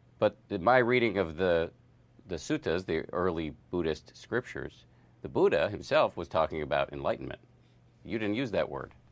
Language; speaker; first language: English; native; English